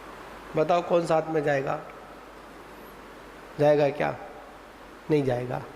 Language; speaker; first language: Hindi; native; Hindi